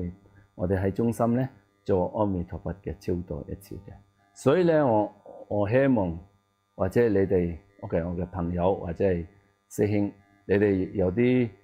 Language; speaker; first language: Cantonese; non-native, learner; Tibetan